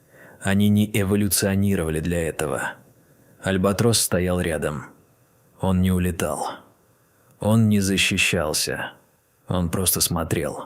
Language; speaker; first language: Russian; native; Russian